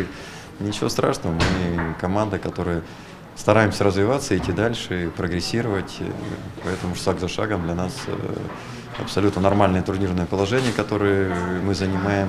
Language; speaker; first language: Russian; native; Russian